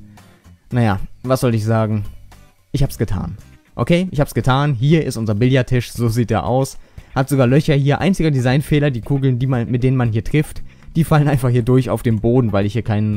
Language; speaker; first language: German; native; German